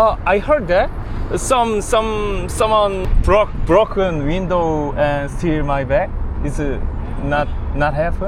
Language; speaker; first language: English; non-native, learner; Korean